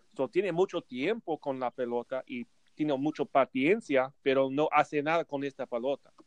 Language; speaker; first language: Spanish; non-native, learner; English